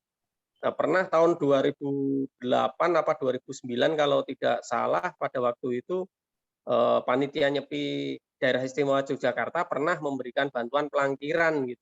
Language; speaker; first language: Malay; non-native, local second language; Javanese